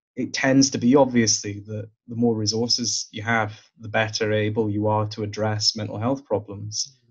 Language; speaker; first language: English; native; English